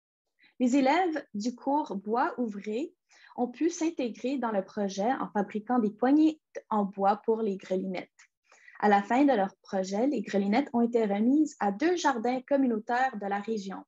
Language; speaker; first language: French; native; French